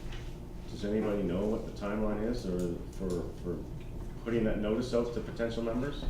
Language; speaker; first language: English; native; English